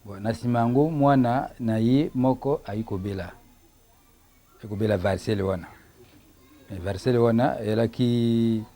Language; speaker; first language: Lingala; native; Lingala